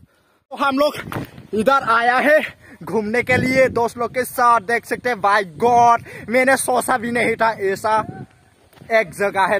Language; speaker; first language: Hindi; non-native, local second language; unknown